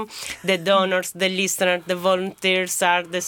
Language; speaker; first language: English; non-native, fluent; Italian